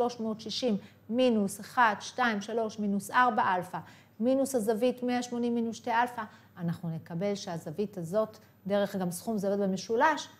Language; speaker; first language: Hebrew; native; Hebrew